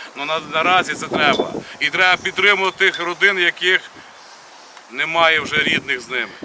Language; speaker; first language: Ukrainian; native; Ukrainian